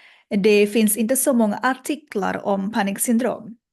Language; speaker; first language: Swedish; non-native, learner; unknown